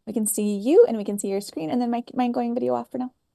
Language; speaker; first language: English; native; English